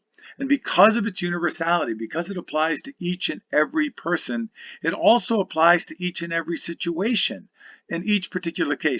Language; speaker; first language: English; native; English